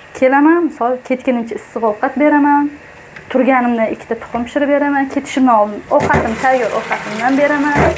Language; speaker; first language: Uzbek; native; Uzbek